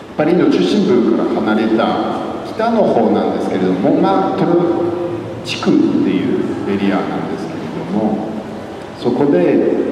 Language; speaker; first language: Japanese; non-native, fluent; French